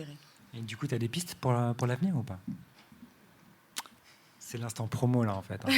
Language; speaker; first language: French; native; French